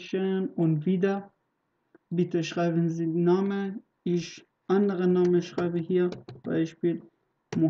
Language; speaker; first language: German; non-native, learner; Persian